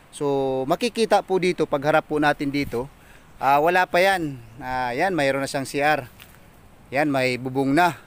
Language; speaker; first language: Filipino; non-native, local second language; Waray